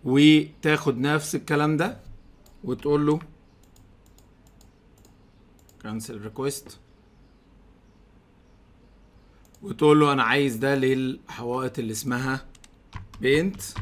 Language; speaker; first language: Arabic; native; Arabic